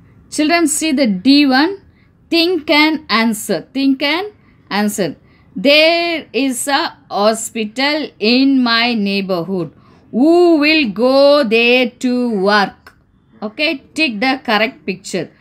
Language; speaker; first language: English; non-native, local second language; Tamil